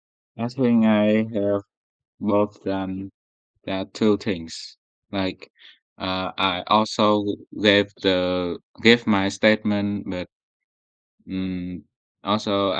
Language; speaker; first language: English; non-native, learner; Vietnamese